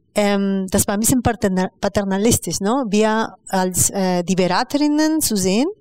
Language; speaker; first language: German; non-native, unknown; Spanish